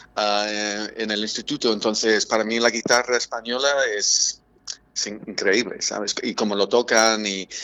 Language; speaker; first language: Spanish; non-native, fluent; English